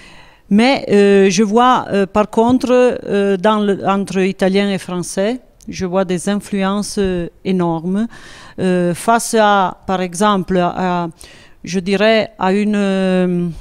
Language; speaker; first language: French; non-native, local second language; Italian